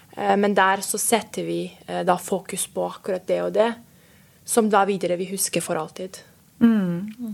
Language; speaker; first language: Norwegian; non-native, fluent; Serbian